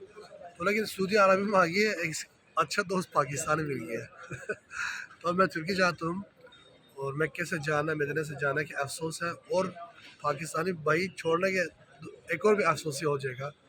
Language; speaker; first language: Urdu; non-native, learner; Turkish